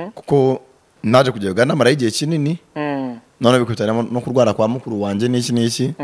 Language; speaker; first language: Kinyarwanda; early bilingual, heritage; Kinyarwanda